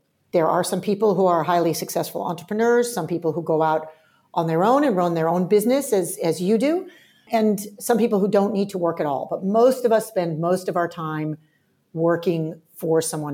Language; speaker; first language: English; native; English